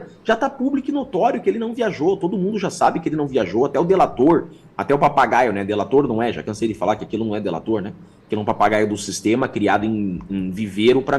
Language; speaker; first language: Portuguese; native; Portuguese